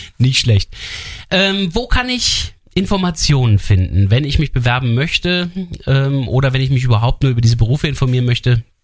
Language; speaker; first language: German; native; German